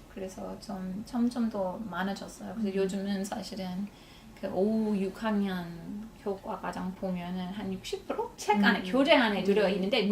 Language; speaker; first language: Korean; non-native, fluent; English